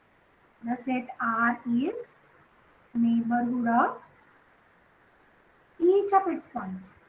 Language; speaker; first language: English; non-native, local second language; Marathi